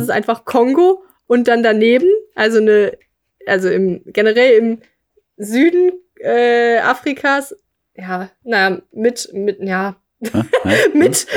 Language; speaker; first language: German; native; German